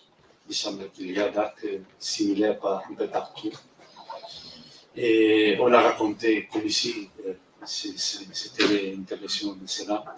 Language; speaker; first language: French; non-native, fluent; Spanish